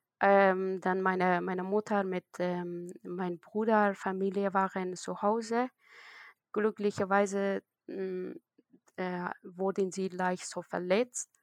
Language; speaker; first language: German; non-native, learner; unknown